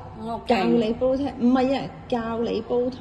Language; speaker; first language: Cantonese; native; Cantonese